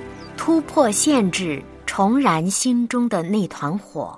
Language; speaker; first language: Chinese; native; Chinese